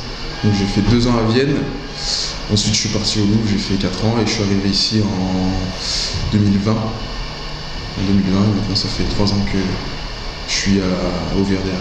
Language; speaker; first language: French; native; French